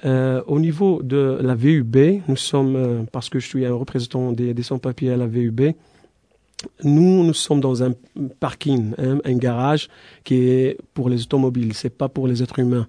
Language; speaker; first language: French; non-native, fluent; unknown